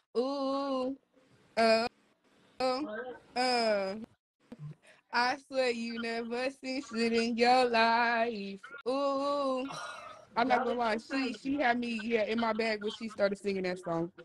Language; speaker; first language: English; native; English